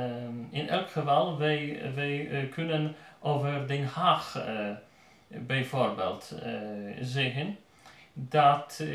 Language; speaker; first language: Dutch; non-native, learner; Polish